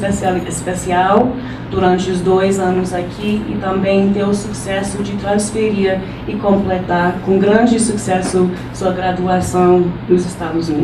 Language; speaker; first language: Portuguese; non-native, fluent; English